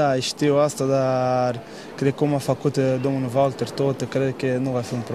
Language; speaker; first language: Romanian; non-native, learner; Portuguese